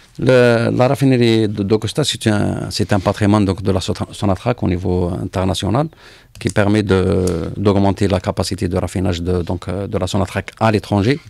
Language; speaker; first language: French; non-native, local second language; Arabic